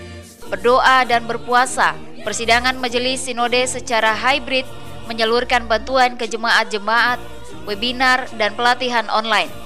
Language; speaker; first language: Indonesian; native; Indonesian